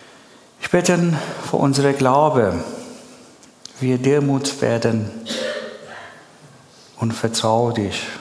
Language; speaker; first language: German; non-native, learner; Persian